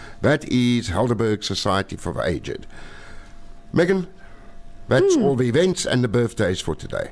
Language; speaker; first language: English; non-native, local second language; Afrikaans